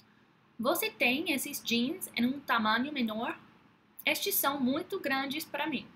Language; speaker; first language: Portuguese; non-native, fluent; English